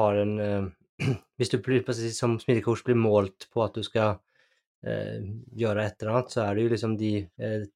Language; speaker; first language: Norwegian; native; Norwegian